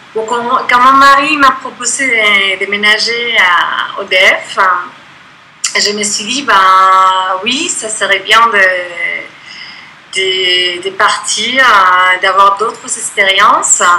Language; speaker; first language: French; non-native, fluent; Spanish